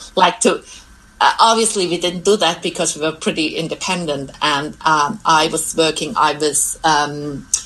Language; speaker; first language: English; non-native, fluent; German